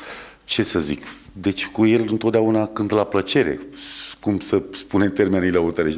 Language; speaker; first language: Romanian; native; Romanian